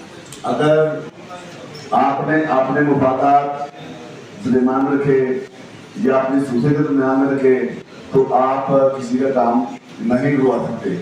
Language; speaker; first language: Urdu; non-native, local second language; Punjabi